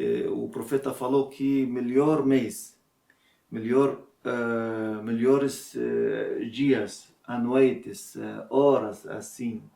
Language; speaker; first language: Portuguese; non-native, learner; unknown